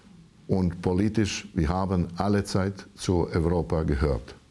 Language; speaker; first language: German; non-native, learner; Croatian